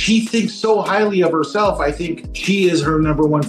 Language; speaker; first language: English; native; English